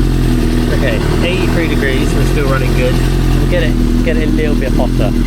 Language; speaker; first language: English; native; English